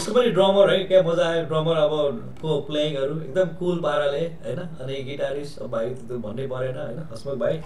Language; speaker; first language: Nepali; native; Nepali